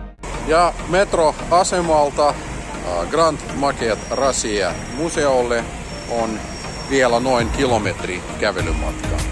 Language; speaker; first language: Finnish; non-native, fluent; Russian